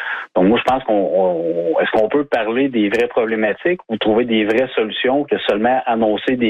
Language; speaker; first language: French; native; French